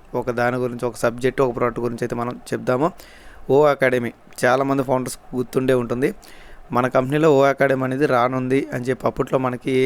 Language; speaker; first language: Telugu; native; Telugu